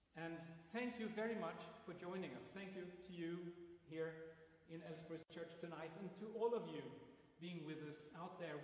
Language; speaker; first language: English; non-native, fluent; Swedish